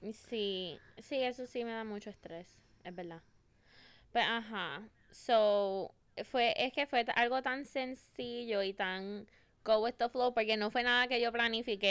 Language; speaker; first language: Spanish; early bilingual, other home language; English